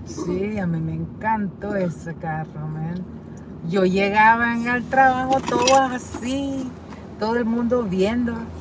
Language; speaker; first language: Spanish; native; Spanish